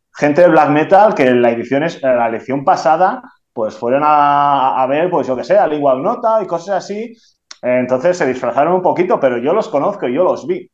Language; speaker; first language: Spanish; non-native, local second language; Catalan